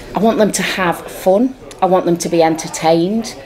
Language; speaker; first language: English; native; English